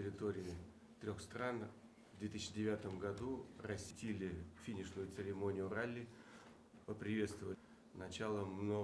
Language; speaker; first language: Russian; non-native, fluent; Mongolian